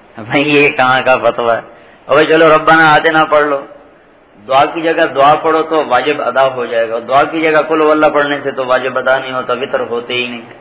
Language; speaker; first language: Urdu; non-native, local second language; Punjabi